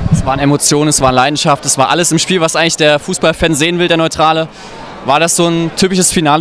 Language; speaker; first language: German; native; German